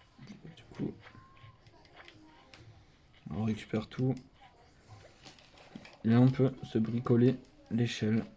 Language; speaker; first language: French; native; French